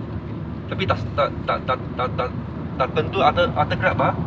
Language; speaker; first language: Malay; non-native, local second language; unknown